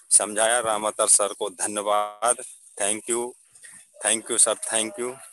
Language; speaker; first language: Hindi; native; Hindi